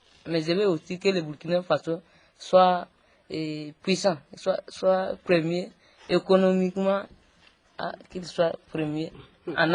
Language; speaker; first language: French; non-native, local second language; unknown